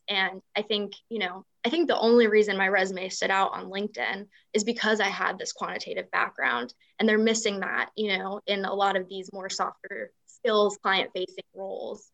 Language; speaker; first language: English; native; English